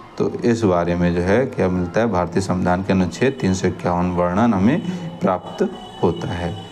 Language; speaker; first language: Hindi; native; Hindi